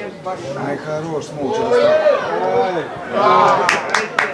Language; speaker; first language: Russian; native; Russian